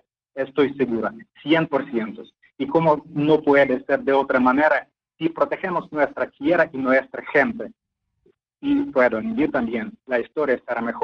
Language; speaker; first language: Spanish; non-native, fluent; Ukrainian